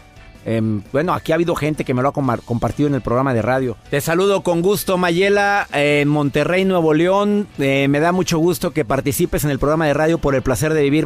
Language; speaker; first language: Spanish; native; Spanish